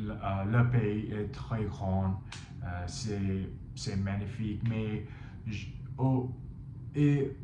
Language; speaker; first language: French; non-native, fluent; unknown